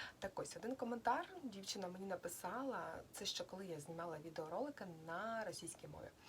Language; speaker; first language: Ukrainian; non-native, local second language; Russian